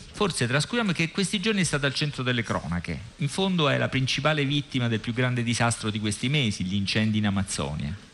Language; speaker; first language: Italian; native; Italian